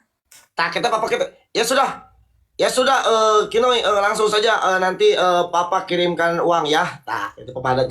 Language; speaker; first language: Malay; non-native, local second language; Sundanese